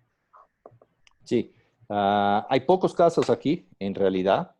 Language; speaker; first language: Spanish; non-native, fluent; Portuguese